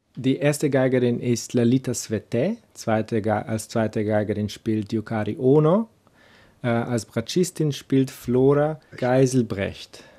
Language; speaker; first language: German; non-native, fluent; Slovenian